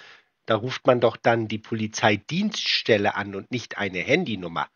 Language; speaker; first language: German; native; German